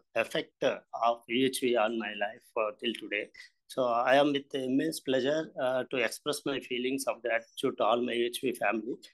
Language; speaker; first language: English; non-native, local second language; Telugu